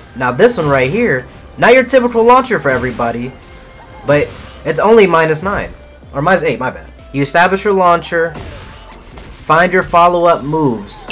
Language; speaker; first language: English; native; English